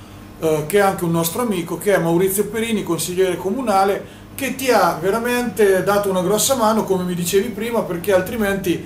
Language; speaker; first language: Italian; native; Italian